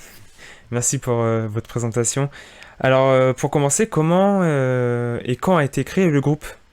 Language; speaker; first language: French; native; French